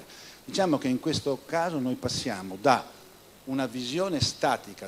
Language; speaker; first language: Italian; native; Italian